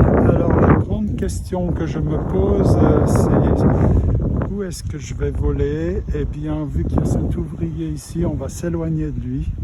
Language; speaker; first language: French; native; French